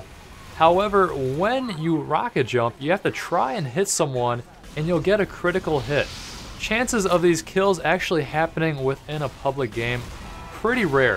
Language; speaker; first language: English; native; English